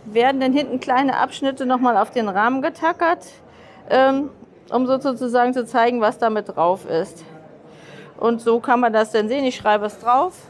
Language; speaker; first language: German; native; German